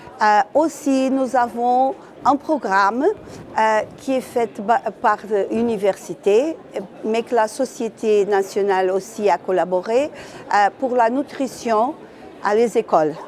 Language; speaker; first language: French; non-native, fluent; Portuguese